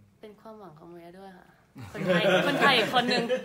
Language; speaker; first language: Thai; early bilingual, heritage; Thai